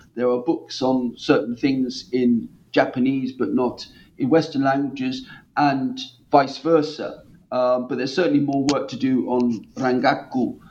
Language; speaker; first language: English; native; English